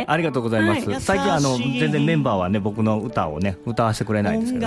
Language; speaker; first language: Japanese; native; Japanese